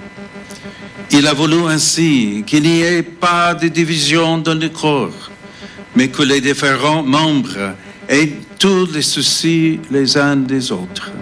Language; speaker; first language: French; non-native, fluent; English